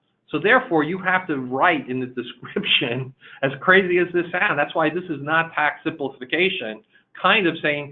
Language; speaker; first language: English; native; English